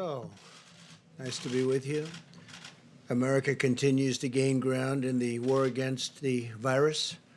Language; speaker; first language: English; native; English